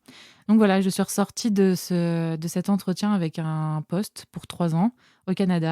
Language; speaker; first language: French; native; French